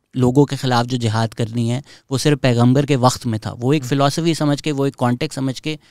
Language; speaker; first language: Urdu; native; Urdu